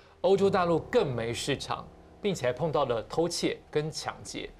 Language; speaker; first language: Chinese; native; Chinese